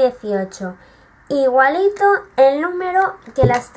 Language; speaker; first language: Spanish; native; Spanish